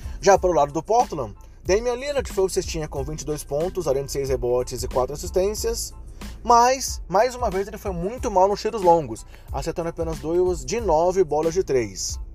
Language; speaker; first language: Portuguese; native; Portuguese